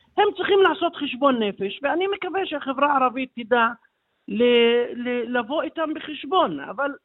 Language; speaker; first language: Hebrew; non-native, local second language; Arabic